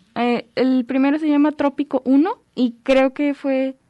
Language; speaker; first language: Spanish; native; Spanish